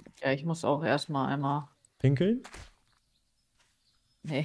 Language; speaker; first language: German; native; German